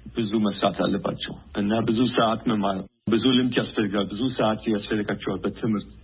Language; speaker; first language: Amharic; non-native, fluent; German